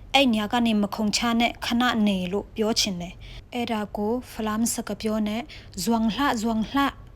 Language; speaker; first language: Burmese; non-native, local second language; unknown